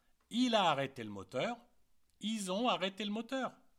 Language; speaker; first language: French; native; French